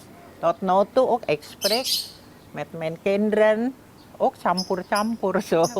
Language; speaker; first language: Dutch; early bilingual, heritage; Indonesian